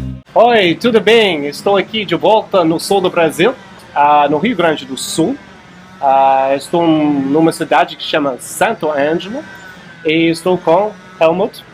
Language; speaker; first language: Portuguese; non-native, fluent; English